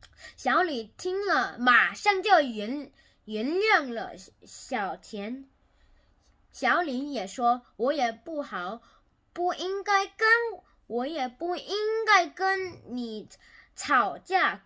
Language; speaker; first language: Chinese; non-native, learner; Korean